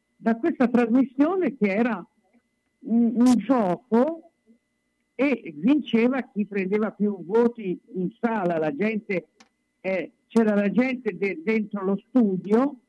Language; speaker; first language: Italian; native; Italian